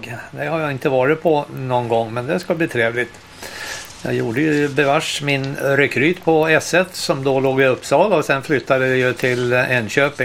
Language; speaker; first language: Swedish; native; Swedish